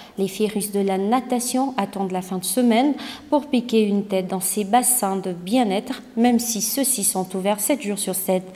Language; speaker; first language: French; non-native, local second language; Malagasy